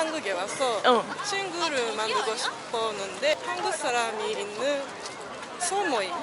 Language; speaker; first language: Korean; non-native, learner; Japanese